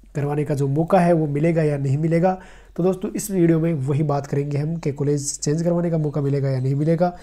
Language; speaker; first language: Hindi; native; Hindi